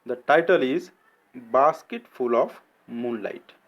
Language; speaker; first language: English; non-native, local second language; Marathi